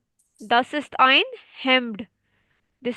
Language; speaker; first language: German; non-native, fluent; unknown